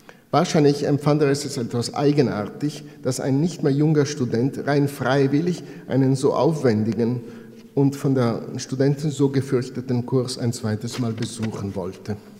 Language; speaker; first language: German; non-native, fluent; Italian